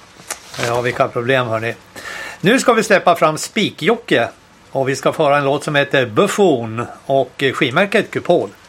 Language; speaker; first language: Swedish; native; Swedish